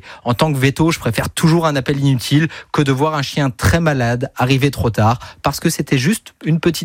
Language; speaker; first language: French; native; French